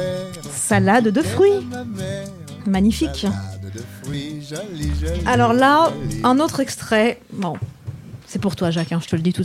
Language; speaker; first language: French; native; French